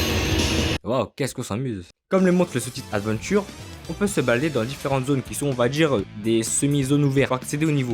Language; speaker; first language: French; native; French